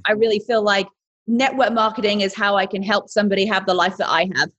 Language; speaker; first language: English; native; English